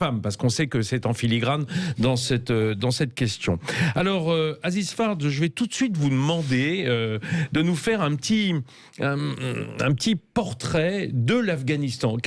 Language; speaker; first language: French; native; French